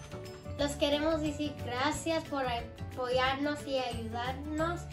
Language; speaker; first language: Spanish; early bilingual, heritage; Spanish